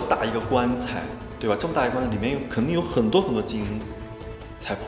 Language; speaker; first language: Chinese; native; Chinese